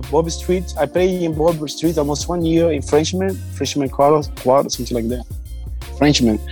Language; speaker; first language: English; non-native, learner; Portuguese